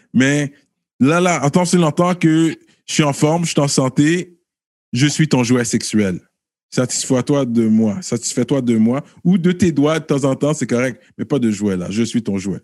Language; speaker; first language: French; early bilingual, other home language; Haitian Creole